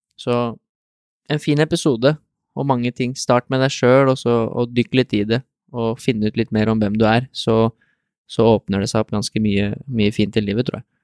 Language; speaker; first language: Norwegian; native; Norwegian